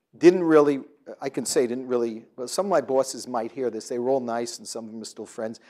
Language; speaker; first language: English; native; English